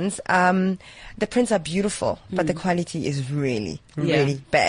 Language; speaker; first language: English; non-native, local second language; Zulu